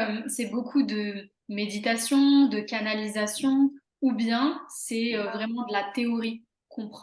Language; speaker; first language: French; native; French